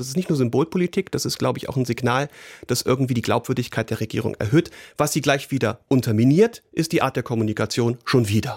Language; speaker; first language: German; native; German